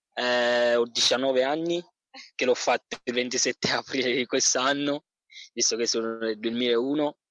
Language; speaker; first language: Italian; non-native, fluent; French